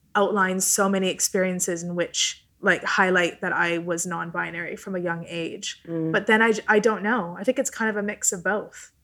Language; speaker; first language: English; non-native, fluent; Italian